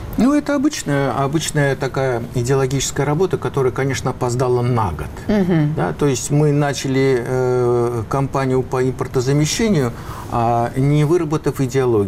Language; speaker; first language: Russian; native; Russian